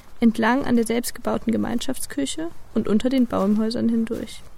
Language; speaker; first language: German; native; German